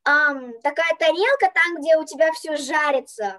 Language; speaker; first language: Russian; early bilingual, heritage; Russian